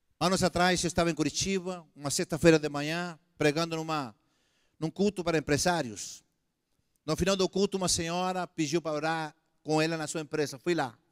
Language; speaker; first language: Portuguese; non-native, fluent; Spanish